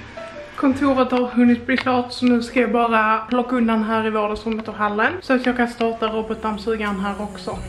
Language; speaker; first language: Swedish; native; Swedish